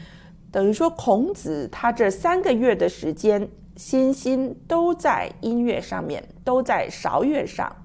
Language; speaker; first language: Chinese; native; Chinese